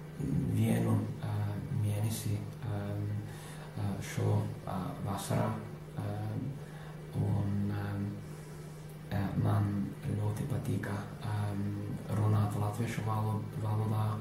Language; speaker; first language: Latvian; non-native, learner; English